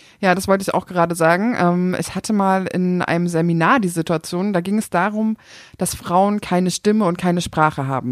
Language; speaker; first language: German; native; German